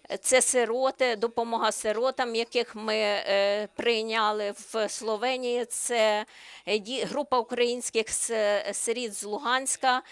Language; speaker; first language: Ukrainian; non-native, learner; Slovenian